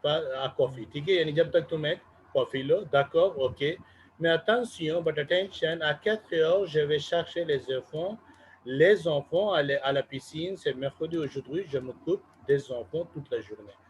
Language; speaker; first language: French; non-native, fluent; Urdu